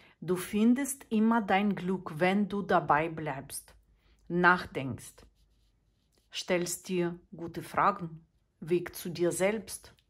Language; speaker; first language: German; non-native, fluent; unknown